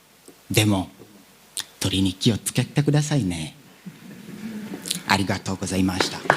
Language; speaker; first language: Japanese; non-native, learner; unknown